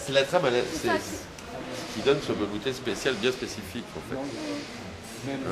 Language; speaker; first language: French; native; French